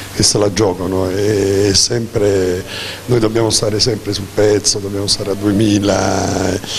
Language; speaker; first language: Italian; native; Italian